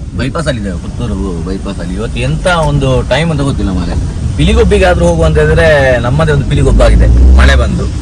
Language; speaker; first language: Kannada; non-native, local second language; Tulu